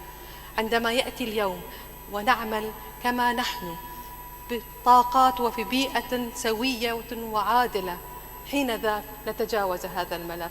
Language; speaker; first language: Arabic; native; Arabic